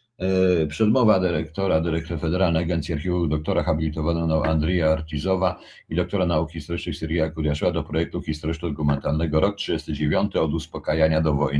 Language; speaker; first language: Polish; native; Polish